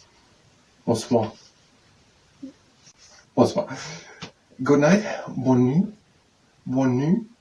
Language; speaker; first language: French; non-native, learner; English